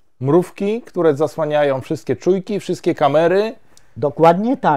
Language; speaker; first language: Polish; native; Polish